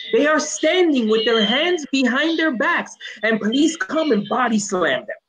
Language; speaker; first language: English; native; English